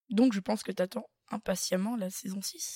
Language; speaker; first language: French; native; French